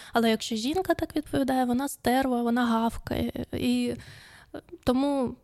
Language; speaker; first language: Ukrainian; non-native, local second language; Russian